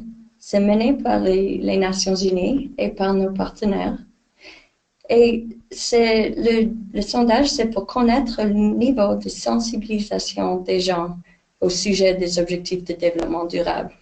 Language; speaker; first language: French; non-native, fluent; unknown